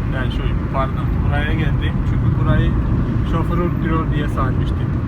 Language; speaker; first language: Turkish; non-native, fluent; Malayalam